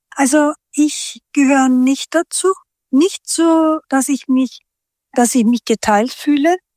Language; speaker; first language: German; early bilingual, other home language; Turkish